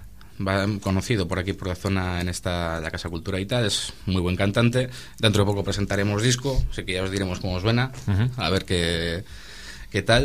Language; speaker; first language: Spanish; native; Spanish